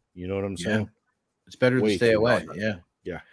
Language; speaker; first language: English; native; English